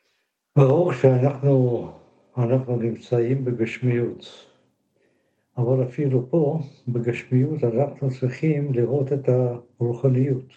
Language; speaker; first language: Hebrew; non-native, fluent; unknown